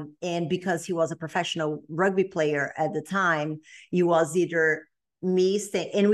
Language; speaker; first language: English; non-native, fluent; Portuguese